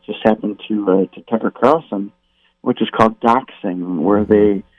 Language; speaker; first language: English; native; English